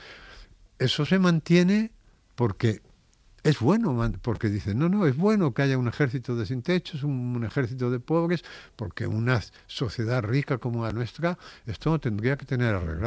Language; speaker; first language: Spanish; native; Spanish